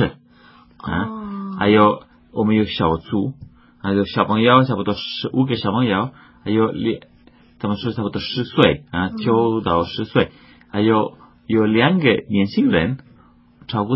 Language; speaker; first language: Chinese; non-native, fluent; Spanish